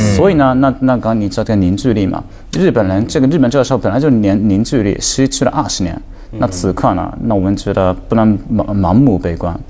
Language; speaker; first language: Chinese; non-native, fluent; Japanese